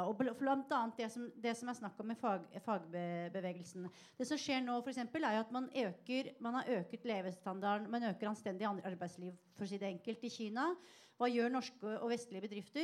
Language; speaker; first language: Norwegian; native; Norwegian